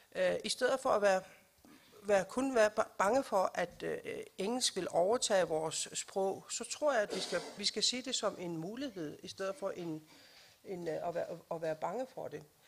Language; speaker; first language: Danish; non-native, local second language; Kalaallisut